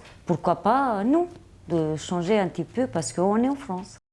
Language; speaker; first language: French; non-native, learner; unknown